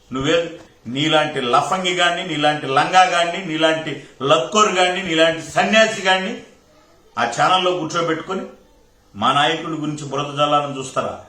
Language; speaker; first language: Telugu; native; Telugu